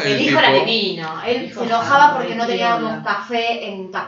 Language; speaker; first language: Spanish; native; Spanish